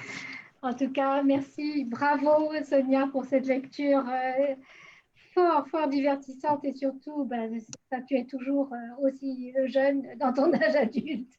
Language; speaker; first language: French; native; French